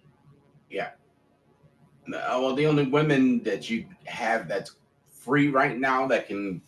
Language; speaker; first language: English; native; English